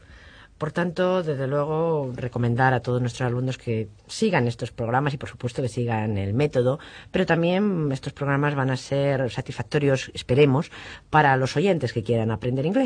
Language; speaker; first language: Spanish; native; Spanish